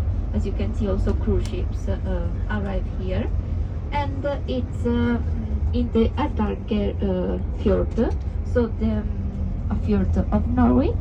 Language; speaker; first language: English; non-native, fluent; Spanish